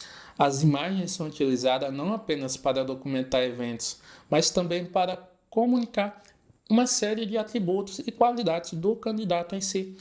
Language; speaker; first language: Portuguese; native; Portuguese